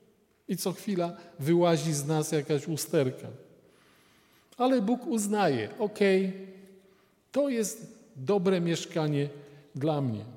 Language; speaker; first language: Polish; native; Polish